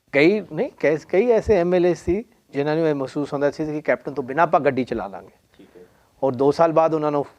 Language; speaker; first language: Hindi; non-native, local second language; Punjabi